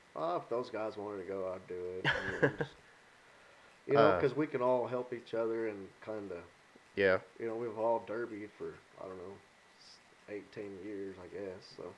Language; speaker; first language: English; native; English